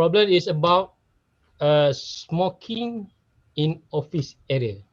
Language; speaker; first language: English; non-native, learner; Malay